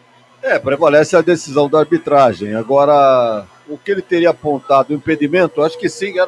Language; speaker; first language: Portuguese; native; Portuguese